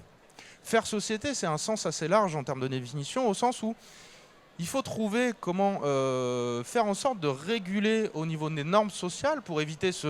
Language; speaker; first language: French; native; French